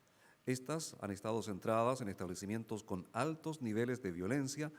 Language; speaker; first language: Spanish; native; Spanish